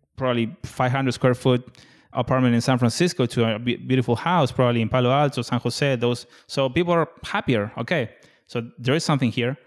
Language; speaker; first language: English; non-native, fluent; Spanish